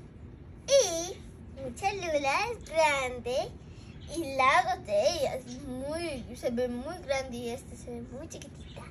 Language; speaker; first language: Spanish; early bilingual, heritage; Spanish